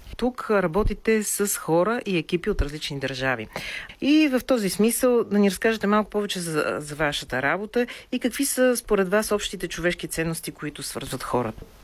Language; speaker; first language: Bulgarian; native; Bulgarian